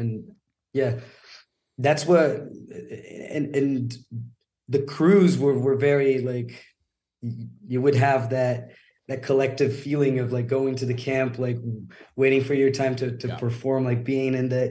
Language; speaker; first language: English; non-native, fluent; Portuguese